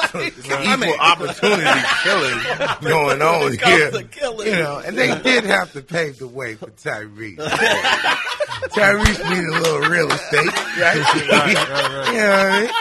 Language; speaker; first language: English; native; English